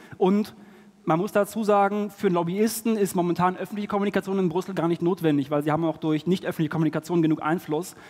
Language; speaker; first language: German; native; German